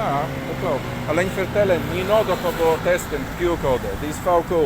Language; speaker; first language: Dutch; non-native, learner; Polish